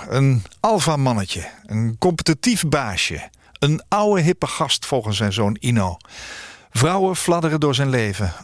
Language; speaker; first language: Dutch; native; Dutch